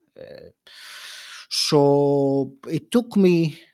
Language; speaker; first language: English; non-native, fluent; Greek